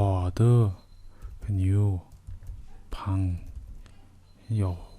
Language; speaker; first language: Chinese; non-native, fluent; Mongolian